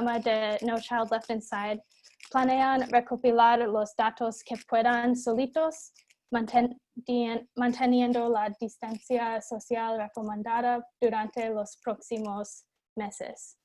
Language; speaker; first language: Spanish; non-native, fluent; English